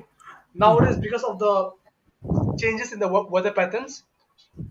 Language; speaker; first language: English; non-native, local second language; Bangla